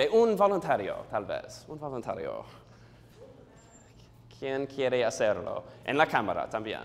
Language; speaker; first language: Spanish; non-native, learner; English